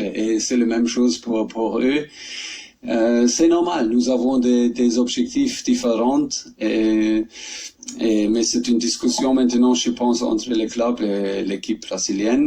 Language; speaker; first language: French; non-native, learner; German